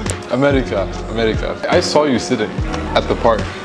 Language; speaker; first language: English; native; English